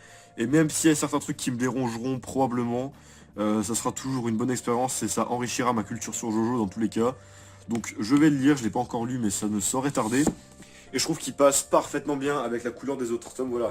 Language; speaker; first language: French; native; French